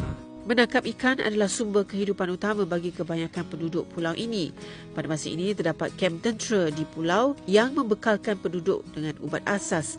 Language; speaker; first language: Malay; native; Malay